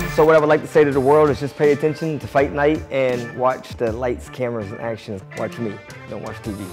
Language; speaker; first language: English; native; English